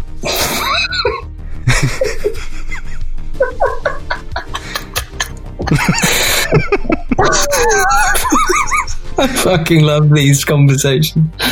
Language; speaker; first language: English; native; English